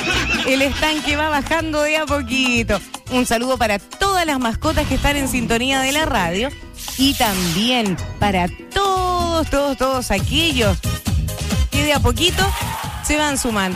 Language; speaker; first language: Spanish; native; Spanish